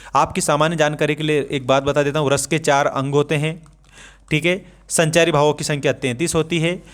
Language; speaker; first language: Hindi; native; Hindi